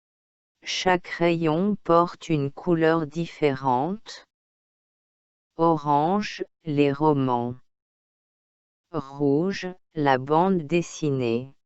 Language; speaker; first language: French; non-native, learner; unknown